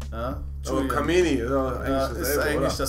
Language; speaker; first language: German; native; German